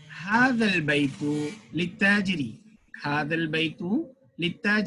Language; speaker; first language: Arabic; non-native, fluent; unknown